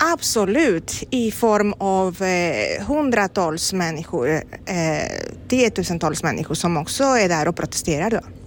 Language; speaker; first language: Swedish; non-native, fluent; Spanish